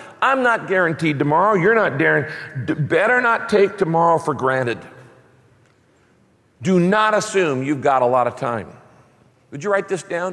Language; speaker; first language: English; native; English